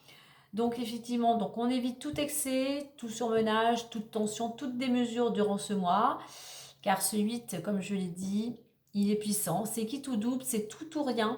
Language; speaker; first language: French; native; French